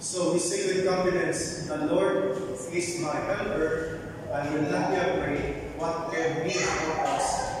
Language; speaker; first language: English; non-native, local second language; Filipino